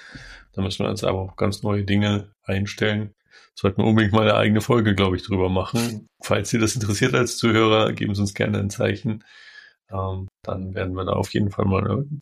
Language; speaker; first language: German; native; German